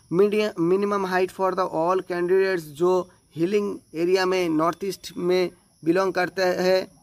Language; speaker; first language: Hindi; non-native, local second language; Bangla